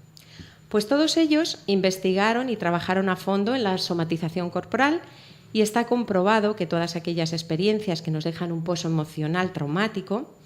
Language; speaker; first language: Spanish; native; Spanish